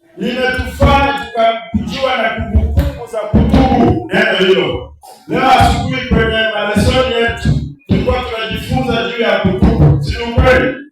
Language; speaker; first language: Swahili; non-native, local second language; Gusii